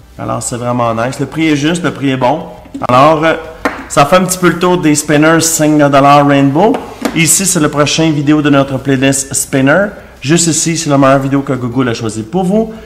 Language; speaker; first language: French; native; French